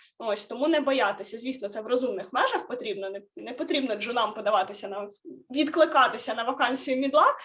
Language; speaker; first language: Ukrainian; native; Ukrainian